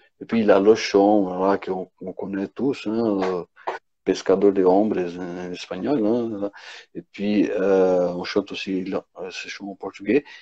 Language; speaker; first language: French; non-native, fluent; Portuguese